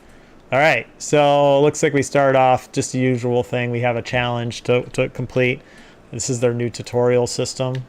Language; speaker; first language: English; native; English